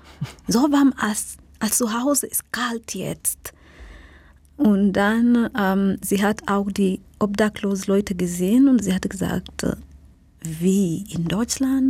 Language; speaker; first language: German; non-native, learner; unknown